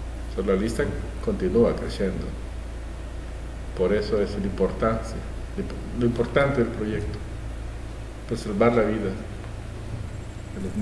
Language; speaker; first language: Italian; non-native, learner; Spanish